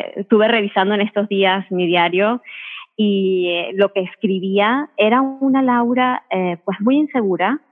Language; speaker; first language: Spanish; native; Spanish